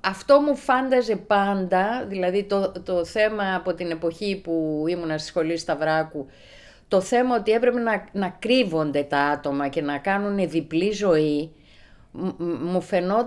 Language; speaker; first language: Greek; native; Greek